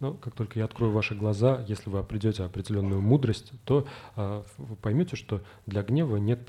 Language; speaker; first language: Russian; native; Russian